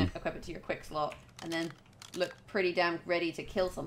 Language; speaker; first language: English; native; English